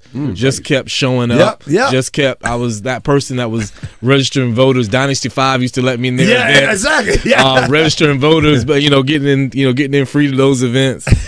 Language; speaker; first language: English; native; English